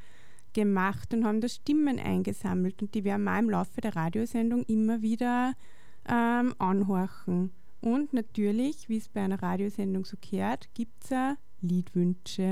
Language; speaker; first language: German; native; German